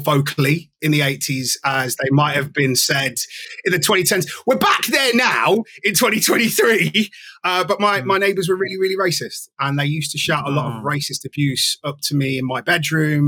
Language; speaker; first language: English; native; English